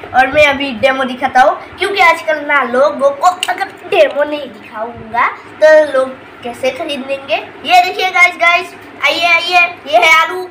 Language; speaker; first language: Hindi; non-native, local second language; Assamese